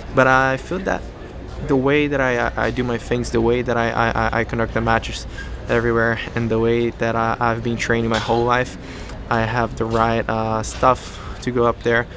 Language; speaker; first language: English; non-native, fluent; Portuguese